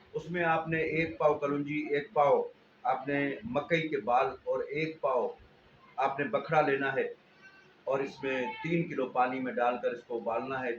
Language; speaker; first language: Urdu; non-native, local second language; Sindhi